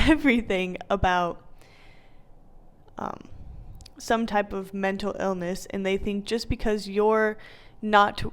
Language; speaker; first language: English; native; English